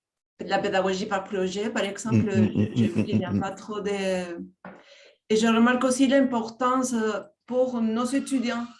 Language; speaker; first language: French; non-native, fluent; Spanish